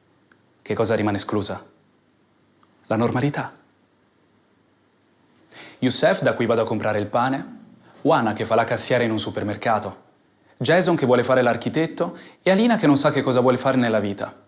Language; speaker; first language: Italian; native; Italian